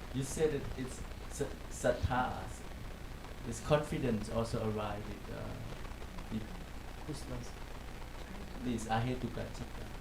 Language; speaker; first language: English; non-native, learner; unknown